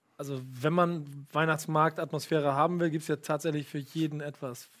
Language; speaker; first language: German; non-native, fluent; Polish